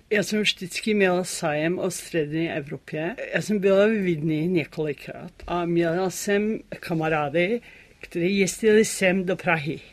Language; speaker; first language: Czech; non-native, fluent; Norwegian